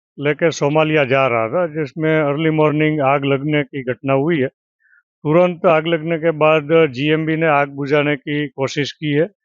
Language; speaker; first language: Hindi; non-native, local second language; Gujarati